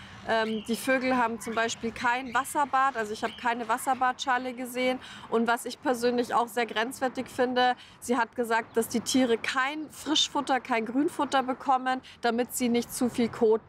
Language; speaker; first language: German; native; German